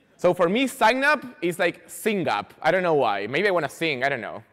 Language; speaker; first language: English; non-native, fluent; Spanish